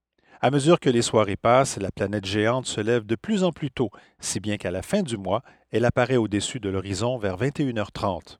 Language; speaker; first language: French; native; French